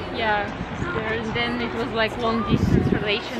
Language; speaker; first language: English; non-native, fluent; Russian